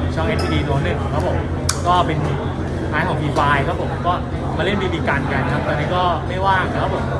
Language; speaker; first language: Thai; native; Thai